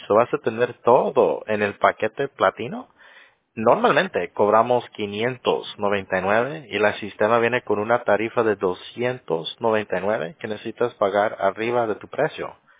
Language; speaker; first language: Spanish; early bilingual, other home language; English